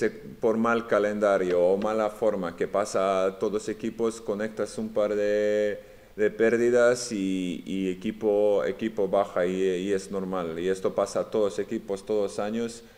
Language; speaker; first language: Spanish; non-native, fluent; Serbian